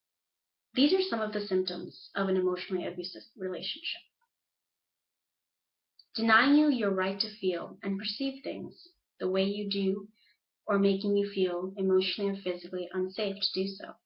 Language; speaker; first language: English; native; English